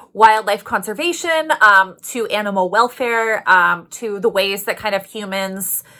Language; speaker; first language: English; native; English